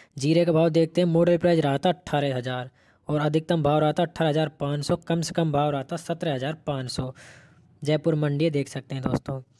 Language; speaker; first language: Hindi; native; Hindi